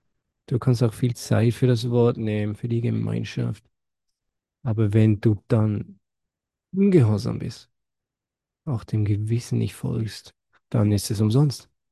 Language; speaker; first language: German; non-native, fluent; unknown